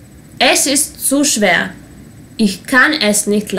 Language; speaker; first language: German; non-native, fluent; Serbian